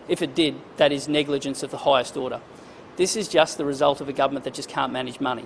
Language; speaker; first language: English; native; English